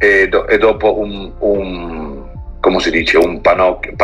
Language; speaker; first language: Italian; non-native, learner; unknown